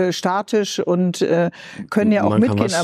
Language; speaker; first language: German; native; German